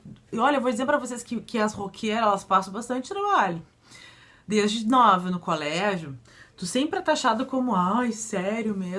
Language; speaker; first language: Portuguese; native; Portuguese